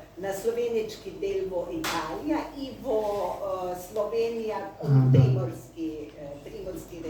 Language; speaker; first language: Macedonian; non-native, learner; Slovenian